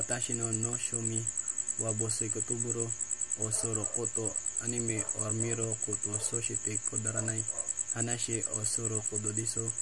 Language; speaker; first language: Japanese; non-native, learner; Filipino